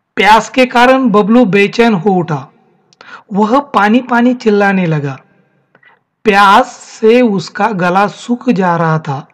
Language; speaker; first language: Hindi; non-native, local second language; Marathi